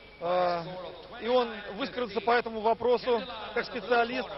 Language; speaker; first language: Russian; native; Russian